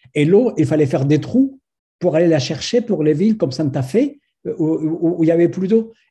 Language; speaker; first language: French; non-native, fluent; Spanish